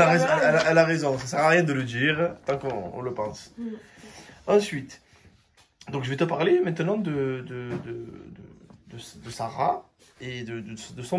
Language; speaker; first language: French; native; French